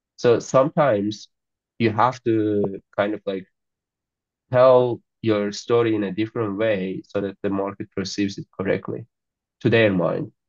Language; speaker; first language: English; non-native, fluent; Azerbaijani